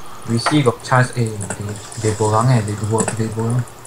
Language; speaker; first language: English; non-native, local second language; Chinese